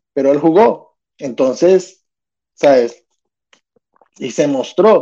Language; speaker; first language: Spanish; early bilingual, heritage; Spanish